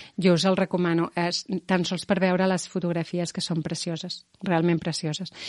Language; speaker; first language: Catalan; non-native, local second language; Spanish